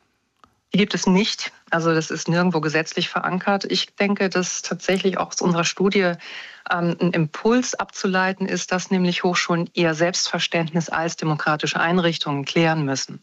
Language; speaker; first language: German; native; German